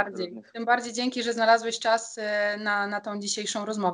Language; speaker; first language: Polish; native; Polish